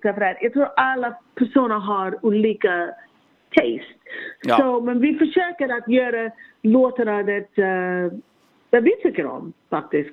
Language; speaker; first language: Swedish; non-native, learner; English